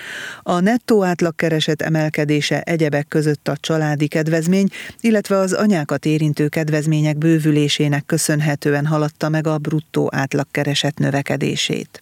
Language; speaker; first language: Hungarian; native; Hungarian